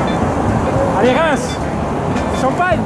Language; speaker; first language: French; native; French